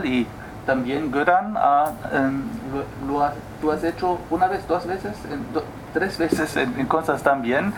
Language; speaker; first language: Spanish; non-native, fluent; German